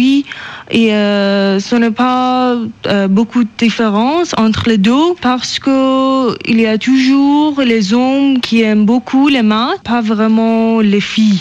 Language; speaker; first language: French; non-native, learner; Persian